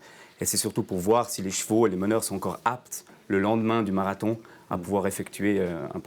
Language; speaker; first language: French; native; French